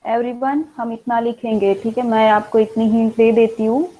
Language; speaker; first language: Hindi; non-native, local second language; Gujarati